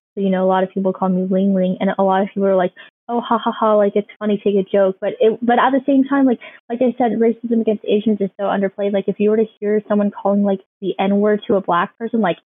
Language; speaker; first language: English; native; English